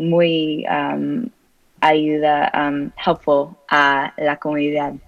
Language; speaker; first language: Spanish; non-native, learner; English